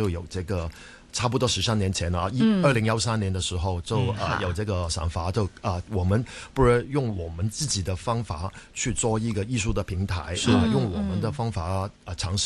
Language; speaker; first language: Chinese; non-native, fluent; Cantonese